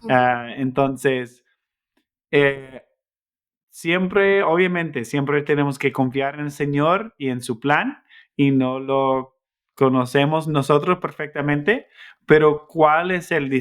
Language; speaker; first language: Spanish; non-native, fluent; English